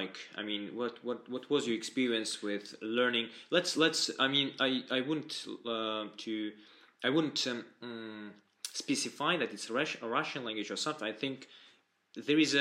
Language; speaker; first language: English; non-native, fluent; Russian